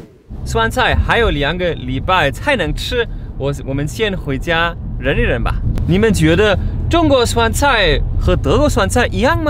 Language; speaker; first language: Chinese; non-native, fluent; German